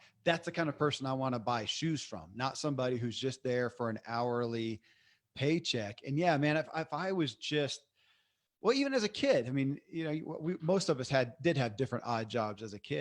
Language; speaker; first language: English; native; English